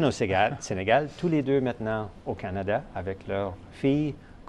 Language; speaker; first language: French; native; French